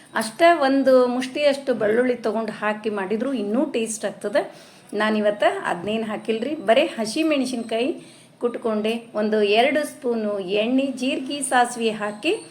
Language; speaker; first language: Kannada; native; Kannada